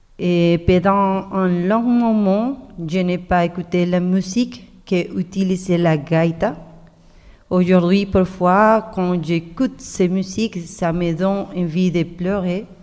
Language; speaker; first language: French; non-native, learner; Spanish